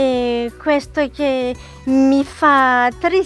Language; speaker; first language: Italian; non-native, learner; Malagasy